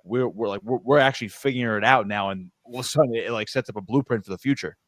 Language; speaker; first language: English; native; English